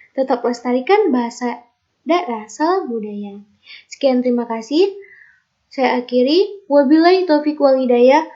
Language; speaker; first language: Indonesian; native; Indonesian